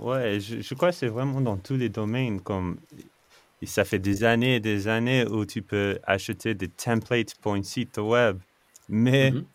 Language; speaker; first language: French; non-native, fluent; English